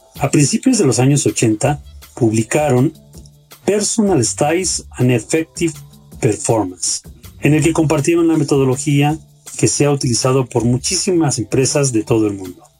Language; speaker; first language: Spanish; native; Spanish